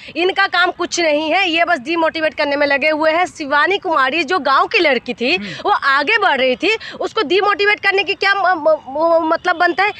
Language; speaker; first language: Hindi; non-native, local second language; Assamese